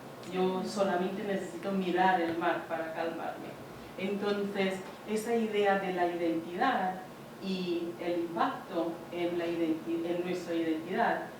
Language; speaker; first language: Spanish; non-native, fluent; English